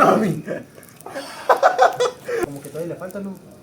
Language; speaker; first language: Spanish; native; Spanish